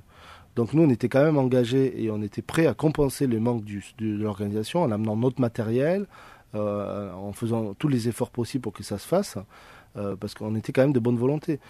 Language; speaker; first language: French; native; French